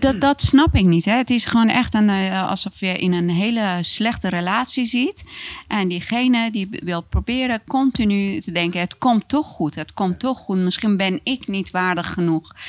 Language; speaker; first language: Dutch; non-native, fluent; Persian